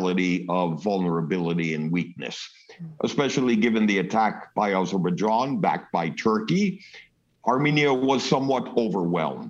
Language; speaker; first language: English; native; English